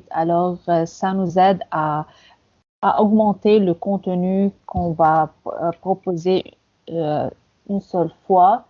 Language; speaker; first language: French; non-native, fluent; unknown